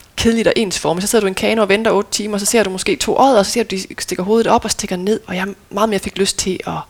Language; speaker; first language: Danish; native; Danish